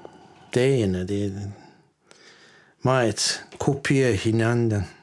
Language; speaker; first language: Danish; non-native, fluent; Turkish